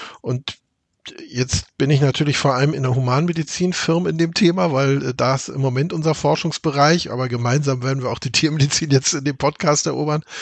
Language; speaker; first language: German; native; German